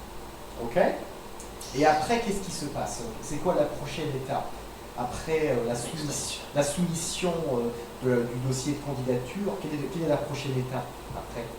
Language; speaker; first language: French; non-native, fluent; English